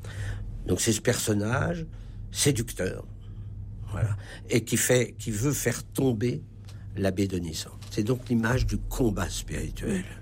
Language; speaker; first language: French; native; French